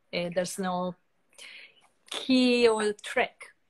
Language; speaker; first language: English; non-native, fluent; Italian